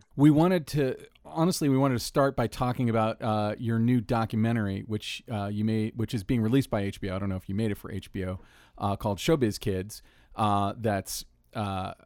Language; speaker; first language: English; native; English